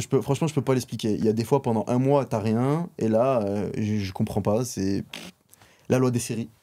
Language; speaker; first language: French; native; French